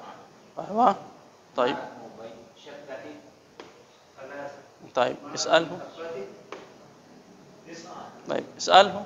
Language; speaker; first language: Arabic; non-native, fluent; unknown